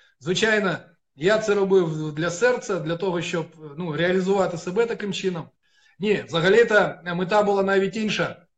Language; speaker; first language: Ukrainian; non-native, local second language; Russian